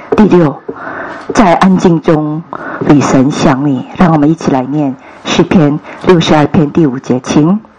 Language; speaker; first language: Chinese; non-native, fluent; Korean